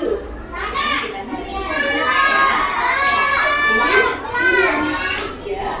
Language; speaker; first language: Indonesian; native; Indonesian